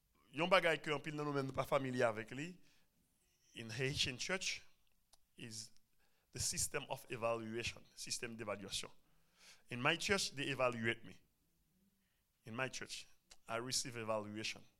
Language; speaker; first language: English; non-native, fluent; Haitian Creole